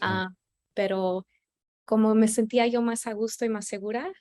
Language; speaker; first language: Spanish; early bilingual, heritage; Spanish